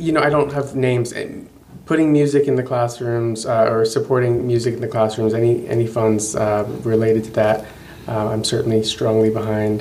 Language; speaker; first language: English; native; English